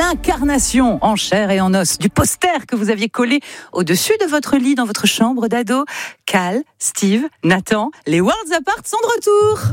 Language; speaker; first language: French; native; French